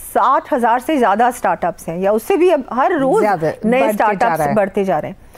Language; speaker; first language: Hindi; native; Hindi